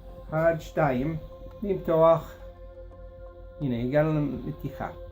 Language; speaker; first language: Hebrew; non-native, fluent; English